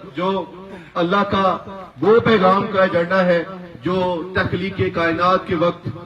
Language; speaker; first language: Urdu; non-native, local second language; Punjabi